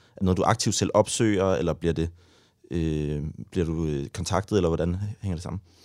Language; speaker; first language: Danish; native; Danish